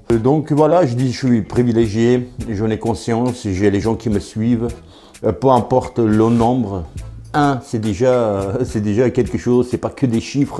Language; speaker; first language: French; native; French